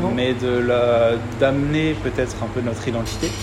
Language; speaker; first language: French; native; French